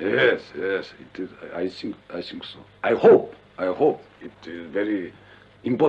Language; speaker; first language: English; non-native, learner; Japanese